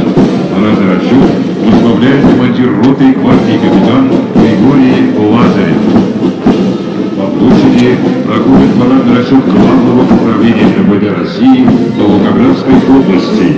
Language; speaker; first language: Russian; native; Russian